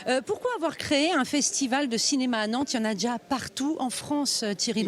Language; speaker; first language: French; native; French